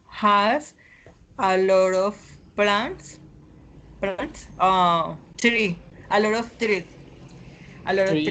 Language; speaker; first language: English; non-native, learner; Spanish